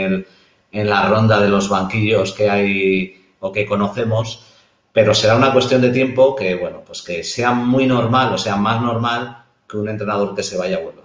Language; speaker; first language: Spanish; native; Spanish